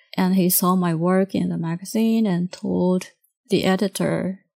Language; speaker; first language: English; non-native, fluent; Japanese